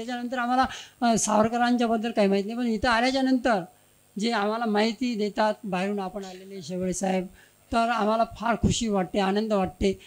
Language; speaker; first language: Marathi; native; Marathi